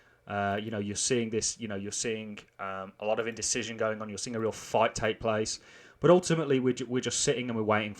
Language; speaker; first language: English; native; English